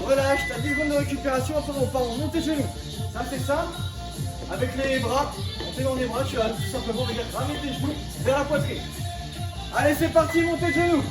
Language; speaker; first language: French; native; French